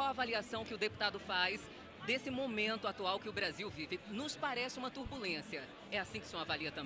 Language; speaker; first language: Portuguese; native; Portuguese